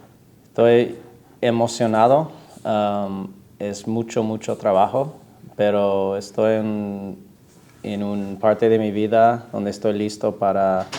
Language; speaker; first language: Spanish; non-native, fluent; English